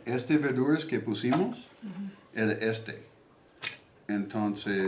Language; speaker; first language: Spanish; non-native, learner; English